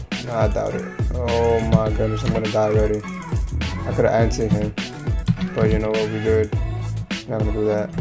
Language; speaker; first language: English; native; English